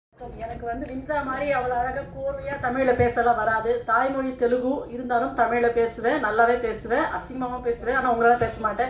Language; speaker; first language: Tamil; non-native, local second language; Telugu